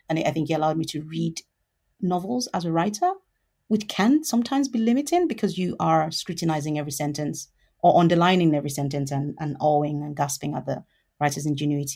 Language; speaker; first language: English; non-native, local second language; Yoruba